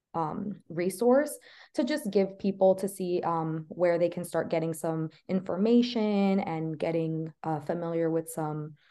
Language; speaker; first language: English; native; English